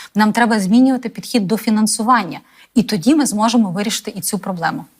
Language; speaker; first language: Ukrainian; native; Ukrainian